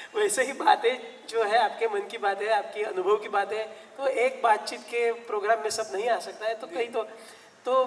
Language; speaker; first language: Hindi; non-native, local second language; Marathi